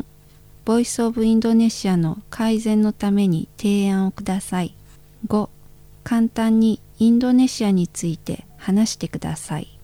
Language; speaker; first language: Japanese; non-native, fluent; Indonesian